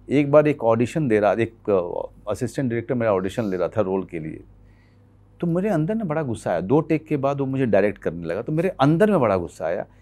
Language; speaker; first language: Hindi; native; Hindi